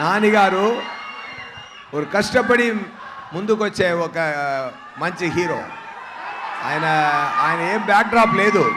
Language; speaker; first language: Telugu; non-native, learner; Tamil